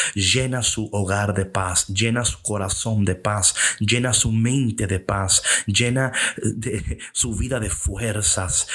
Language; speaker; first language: Spanish; early bilingual, heritage; English